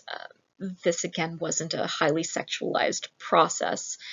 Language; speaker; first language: English; native; English